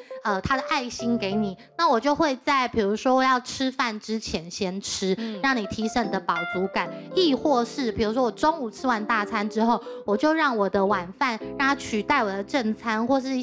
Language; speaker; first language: Chinese; native; Chinese